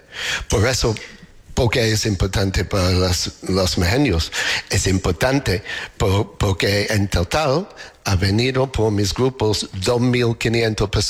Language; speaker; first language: Spanish; non-native, learner; English